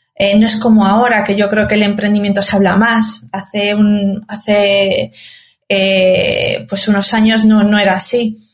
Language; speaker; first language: Spanish; native; Spanish